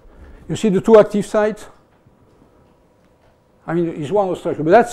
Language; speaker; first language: English; non-native, fluent; French